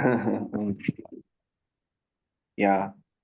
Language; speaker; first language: German; non-native, learner; Portuguese